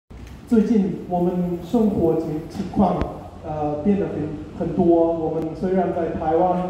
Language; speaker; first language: Chinese; non-native, fluent; German